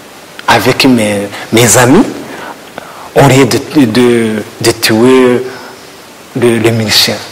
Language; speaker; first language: French; non-native, learner; Kinyarwanda